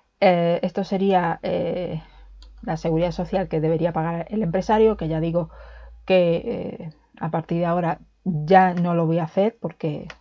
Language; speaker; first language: Spanish; native; Spanish